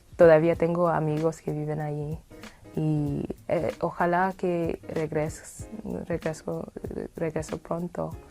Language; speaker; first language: Spanish; non-native, fluent; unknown